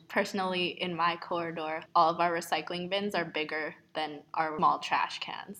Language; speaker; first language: English; native; English